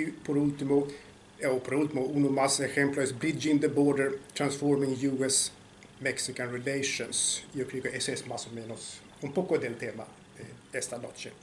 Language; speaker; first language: Spanish; non-native, fluent; Swedish